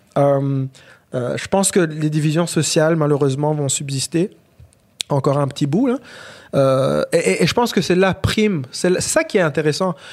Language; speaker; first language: French; non-native, local second language; Kinyarwanda